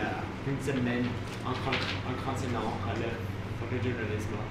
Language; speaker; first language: French; non-native, fluent; English